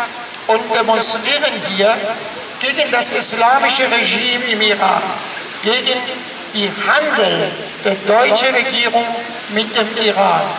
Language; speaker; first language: German; non-native, fluent; Persian